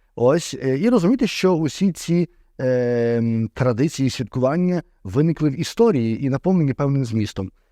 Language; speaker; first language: Ukrainian; native; Ukrainian